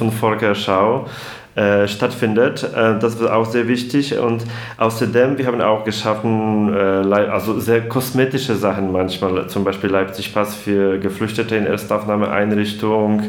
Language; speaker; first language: German; non-native, fluent; Polish